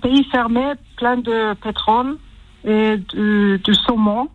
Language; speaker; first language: French; early bilingual, heritage; French